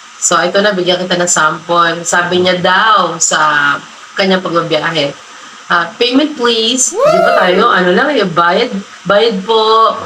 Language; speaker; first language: Filipino; native; Filipino